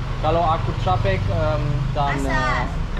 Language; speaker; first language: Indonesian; non-native, learner; German